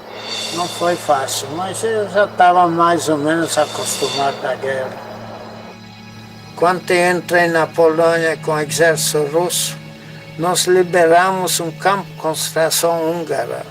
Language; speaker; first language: Portuguese; non-native, fluent; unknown